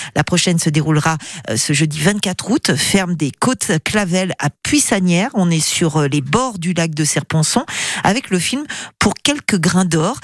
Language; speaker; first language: French; native; French